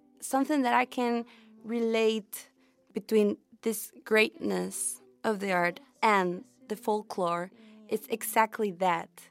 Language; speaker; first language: English; non-native, fluent; Spanish